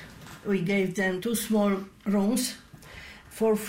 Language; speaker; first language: English; non-native, learner; Polish